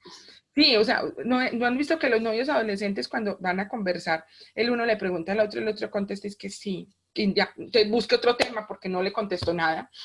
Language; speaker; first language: Spanish; native; Spanish